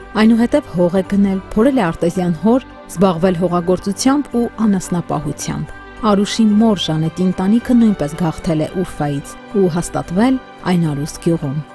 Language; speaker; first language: Armenian; native; Armenian